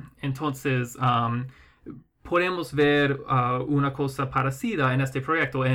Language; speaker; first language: Spanish; non-native, fluent; English